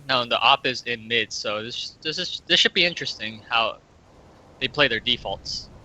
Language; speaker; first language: English; native; English